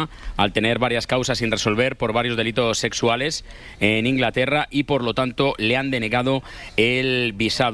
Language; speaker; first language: Spanish; native; Spanish